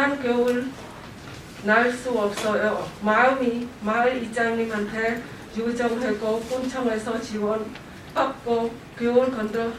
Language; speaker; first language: Korean; non-native, learner; Khmer